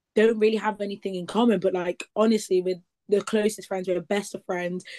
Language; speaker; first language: English; native; English